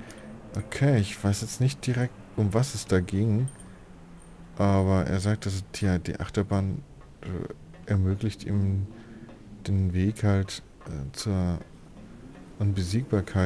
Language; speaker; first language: German; native; German